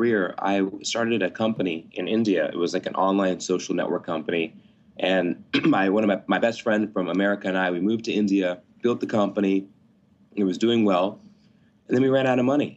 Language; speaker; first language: English; native; English